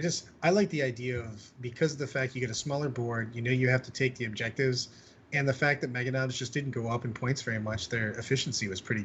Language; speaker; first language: English; native; English